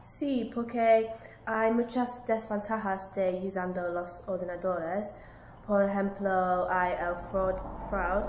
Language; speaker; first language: Spanish; non-native, learner; English